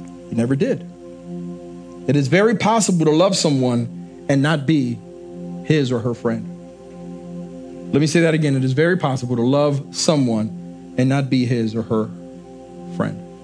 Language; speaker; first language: English; native; English